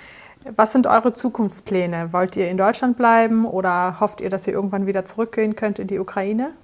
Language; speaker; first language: German; native; German